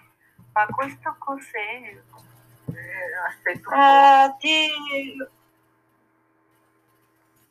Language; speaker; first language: Italian; non-native, fluent; Spanish